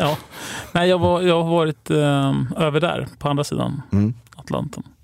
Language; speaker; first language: Swedish; native; Swedish